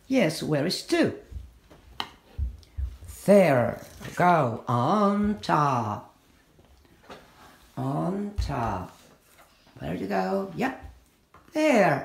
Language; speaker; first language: English; non-native, fluent; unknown